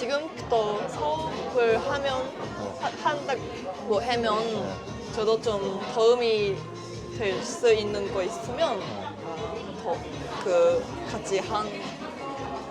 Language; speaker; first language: Korean; non-native, learner; Japanese